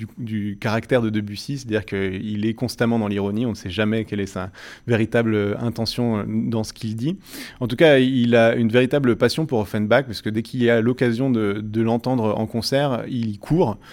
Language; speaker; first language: French; native; French